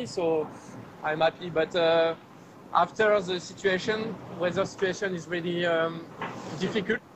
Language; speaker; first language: English; non-native, learner; French